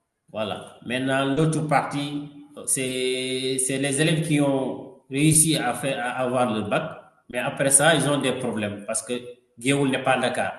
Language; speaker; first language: French; non-native, local second language; Wolof